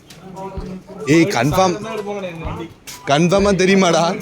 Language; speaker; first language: Tamil; native; Tamil